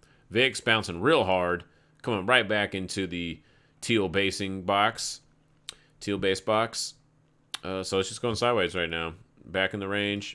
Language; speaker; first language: English; native; English